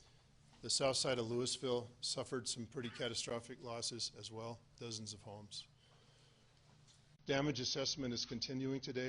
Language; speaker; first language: English; native; English